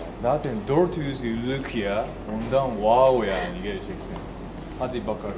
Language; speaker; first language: Turkish; non-native, fluent; Japanese